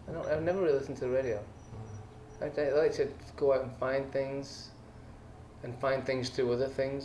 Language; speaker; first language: English; native; English